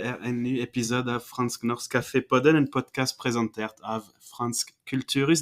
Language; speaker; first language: Norwegian; non-native, fluent; French